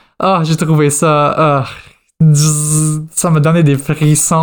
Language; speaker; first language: French; non-native, fluent; English